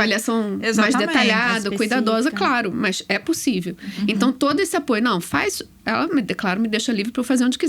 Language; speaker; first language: Portuguese; native; Portuguese